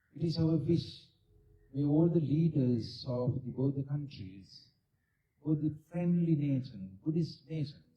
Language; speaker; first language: English; non-native, local second language; Sinhala